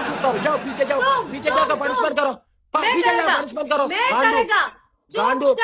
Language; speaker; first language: Hindi; non-native, local second language; Tamil